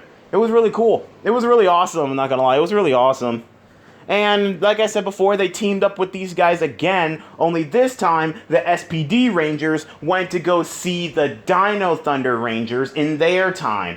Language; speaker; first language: English; native; English